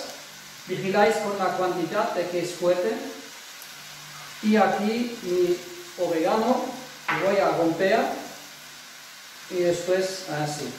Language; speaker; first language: Spanish; non-native, fluent; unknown